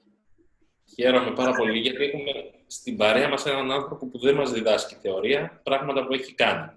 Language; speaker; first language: Greek; native; Greek